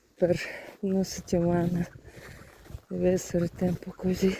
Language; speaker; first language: Italian; non-native, learner; Ukrainian